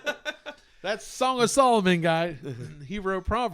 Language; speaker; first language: English; native; English